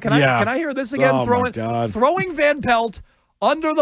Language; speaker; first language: English; native; English